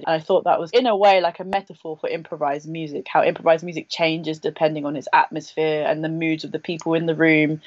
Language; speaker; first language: English; native; English